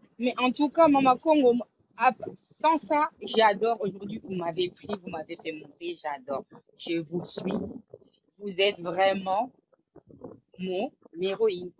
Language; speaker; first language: French; early bilingual, other home language; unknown